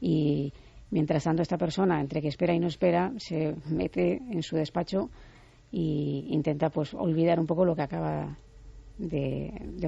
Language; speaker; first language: Spanish; native; Spanish